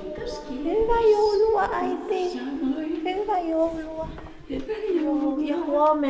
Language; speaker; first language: Finnish; non-native, learner; Filipino